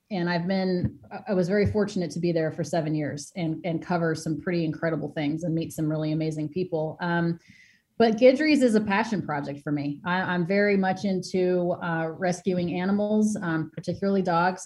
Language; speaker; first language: English; early bilingual, other home language; Spanish